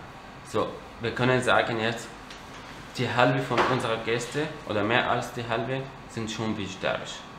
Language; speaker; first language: German; non-native, learner; Arabic